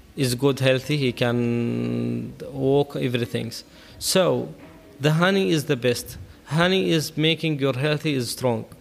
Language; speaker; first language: English; non-native, learner; Arabic